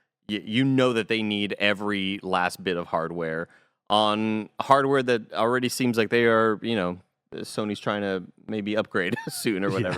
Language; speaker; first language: English; native; English